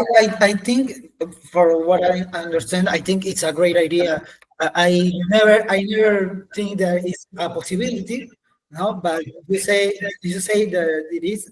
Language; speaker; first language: English; non-native, learner; Spanish